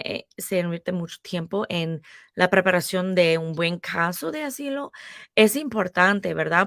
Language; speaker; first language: Spanish; non-native, fluent; English